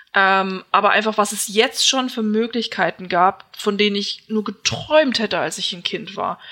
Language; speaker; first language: German; native; German